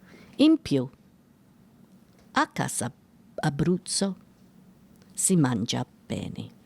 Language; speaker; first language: Italian; early bilingual, heritage; Italian